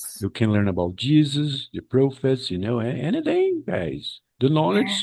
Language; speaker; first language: English; non-native, fluent; Portuguese